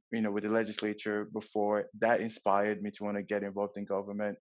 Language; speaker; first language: English; non-native, local second language; Yoruba